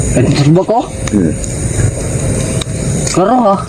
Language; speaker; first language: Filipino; non-native, local second language; Cebuano